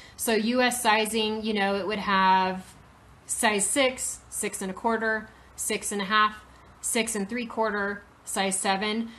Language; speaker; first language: English; native; English